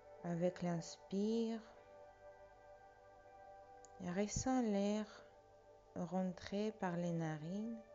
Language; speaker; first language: French; non-native, fluent; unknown